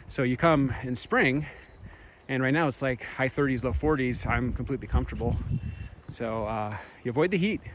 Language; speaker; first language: English; native; English